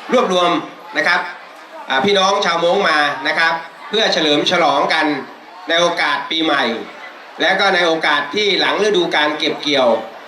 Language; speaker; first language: Thai; non-native, local second language; Hmong